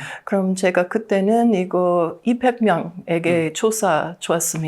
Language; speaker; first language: Korean; non-native, learner; English